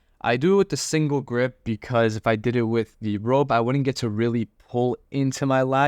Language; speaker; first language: English; native; English